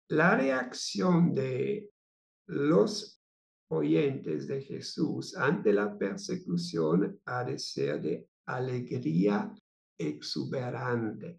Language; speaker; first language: Spanish; non-native, fluent; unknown